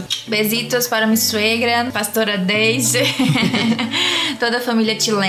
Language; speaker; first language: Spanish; non-native, learner; Portuguese